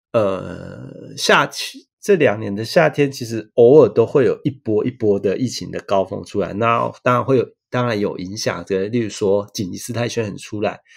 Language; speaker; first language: Chinese; native; Chinese